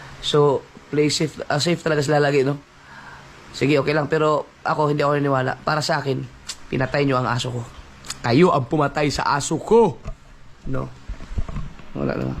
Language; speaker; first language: Filipino; non-native, local second language; Cebuano